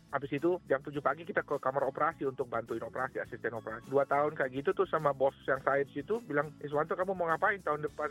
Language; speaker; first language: Indonesian; native; Indonesian